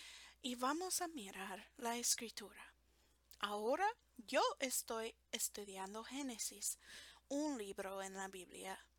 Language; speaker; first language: Spanish; non-native, fluent; English